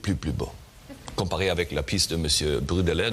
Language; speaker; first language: French; non-native, learner; German